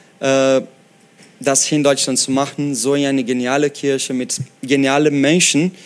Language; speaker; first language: German; non-native, fluent; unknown